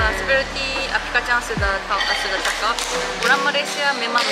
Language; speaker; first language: Indonesian; non-native, fluent; Japanese